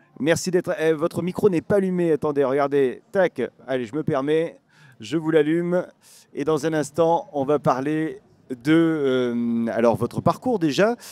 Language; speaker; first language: French; native; French